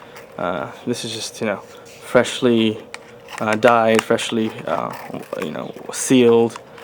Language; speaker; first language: English; native; English